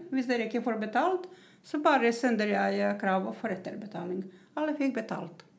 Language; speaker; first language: Norwegian; non-native, fluent; Croatian